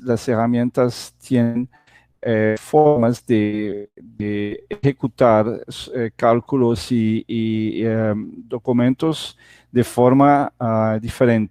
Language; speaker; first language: Spanish; non-native, fluent; Portuguese